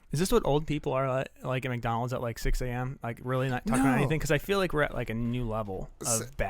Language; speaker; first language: English; native; English